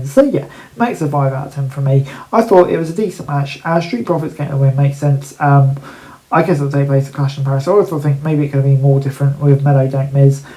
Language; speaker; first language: English; native; English